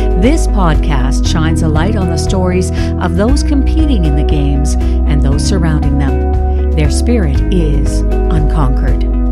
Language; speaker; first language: English; native; English